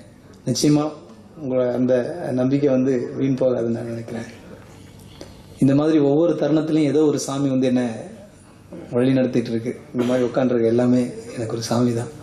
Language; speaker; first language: Tamil; native; Tamil